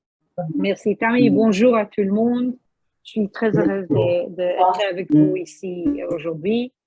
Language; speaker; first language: French; non-native, fluent; Hebrew